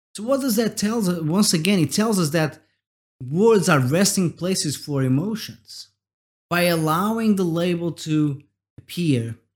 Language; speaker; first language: English; non-native, fluent; Portuguese